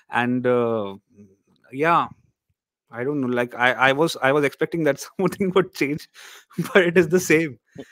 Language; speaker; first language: English; non-native, local second language; Marathi